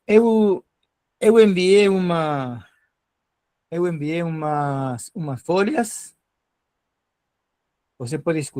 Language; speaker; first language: Portuguese; non-native, learner; Spanish